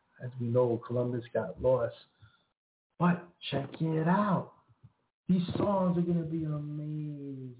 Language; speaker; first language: English; early bilingual, other home language; Spanish